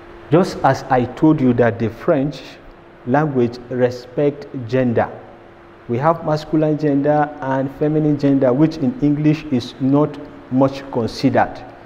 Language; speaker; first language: English; non-native, local second language; Hausa